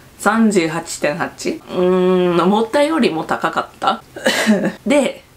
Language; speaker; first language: Japanese; non-native, fluent; English